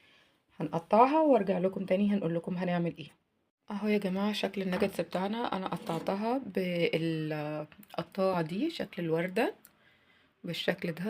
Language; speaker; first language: Arabic; native; Arabic